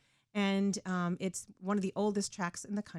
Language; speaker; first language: English; native; English